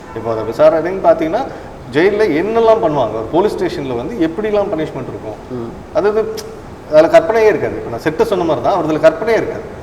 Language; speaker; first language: Tamil; native; Tamil